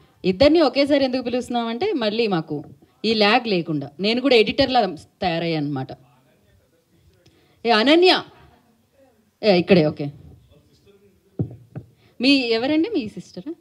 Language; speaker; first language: Telugu; native; Telugu